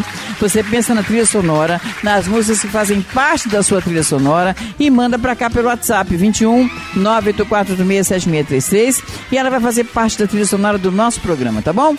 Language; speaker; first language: Portuguese; native; Portuguese